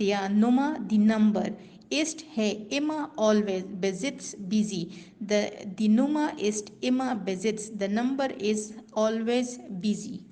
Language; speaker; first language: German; non-native, learner; Urdu